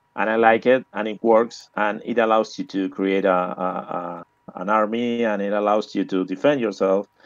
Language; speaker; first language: English; non-native, learner; Spanish